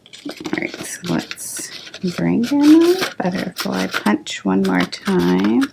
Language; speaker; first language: English; native; English